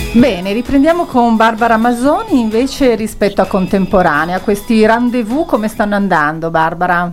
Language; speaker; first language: Italian; native; Italian